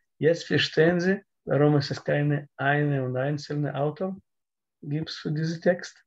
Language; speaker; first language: German; non-native, learner; Russian